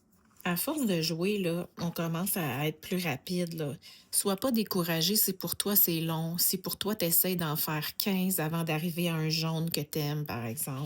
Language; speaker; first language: French; native; French